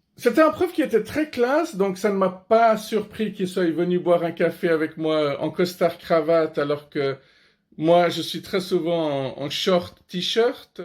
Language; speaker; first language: French; non-native, fluent; Persian